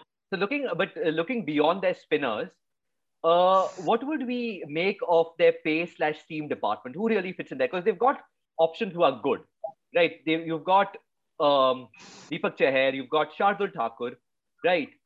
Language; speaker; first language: English; non-native, local second language; Hindi